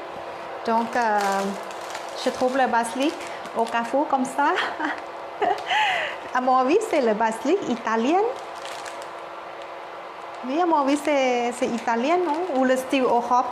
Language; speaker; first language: French; non-native, learner; Thai